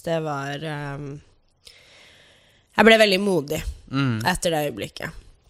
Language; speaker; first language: Norwegian; early bilingual, other home language; English